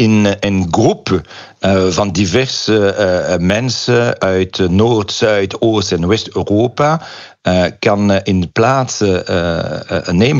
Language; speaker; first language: Dutch; non-native, local second language; French